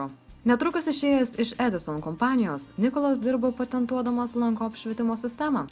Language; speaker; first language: Lithuanian; native; Lithuanian